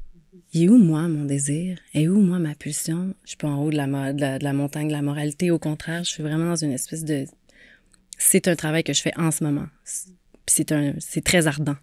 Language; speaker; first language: French; native; French